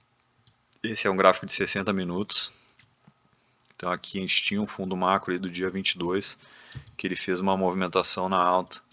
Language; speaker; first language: Portuguese; native; Portuguese